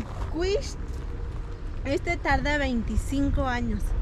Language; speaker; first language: Spanish; native; Spanish